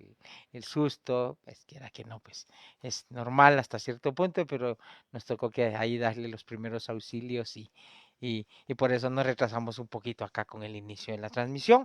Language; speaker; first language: Spanish; native; Spanish